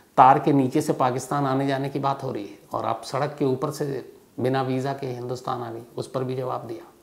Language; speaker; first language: Hindi; native; Hindi